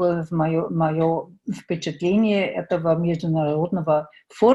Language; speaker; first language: Russian; non-native, fluent; German